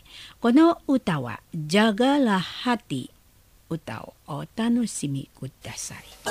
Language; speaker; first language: Japanese; non-native, fluent; Indonesian